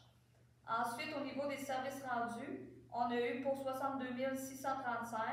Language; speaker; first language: French; native; French